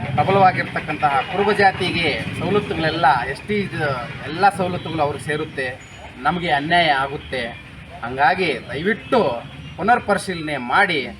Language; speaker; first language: Kannada; native; Kannada